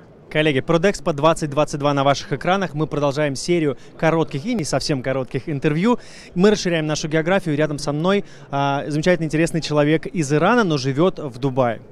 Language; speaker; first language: Russian; native; Russian